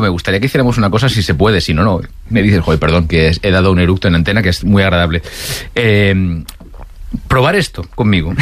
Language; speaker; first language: Spanish; native; Spanish